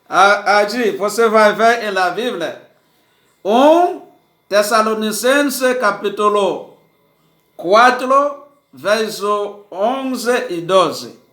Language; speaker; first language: Portuguese; non-native, learner; Haitian Creole